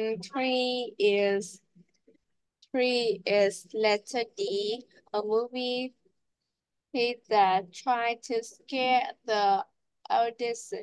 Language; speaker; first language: English; non-native, learner; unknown